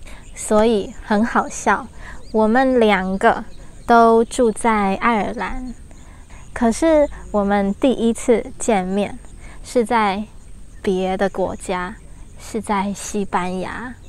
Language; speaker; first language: Chinese; non-native, learner; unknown